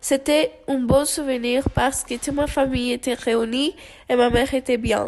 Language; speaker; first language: French; non-native, learner; Spanish